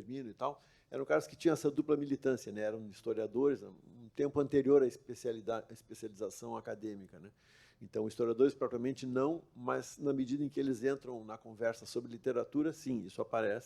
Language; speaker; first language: Portuguese; native; Portuguese